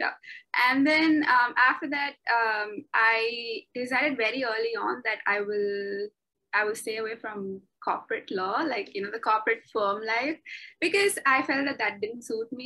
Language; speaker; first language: English; non-native, local second language; Tamil